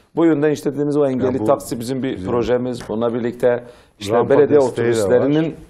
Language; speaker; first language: Turkish; non-native, local second language; Zaza